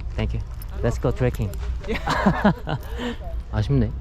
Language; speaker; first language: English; non-native, learner; Korean